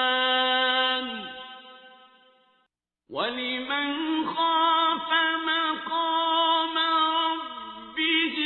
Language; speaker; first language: Arabic; native; Arabic